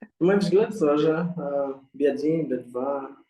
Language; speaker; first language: Russian; non-native, learner; Portuguese